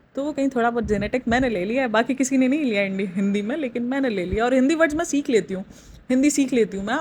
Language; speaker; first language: Urdu; native; Urdu